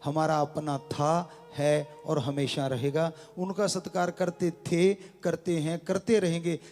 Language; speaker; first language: Hindi; non-native, local second language; Punjabi